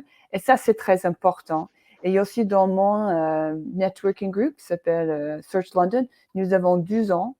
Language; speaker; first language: French; non-native, fluent; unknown